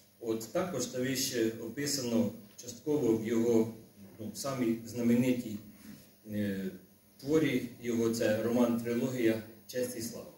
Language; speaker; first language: Ukrainian; native; Ukrainian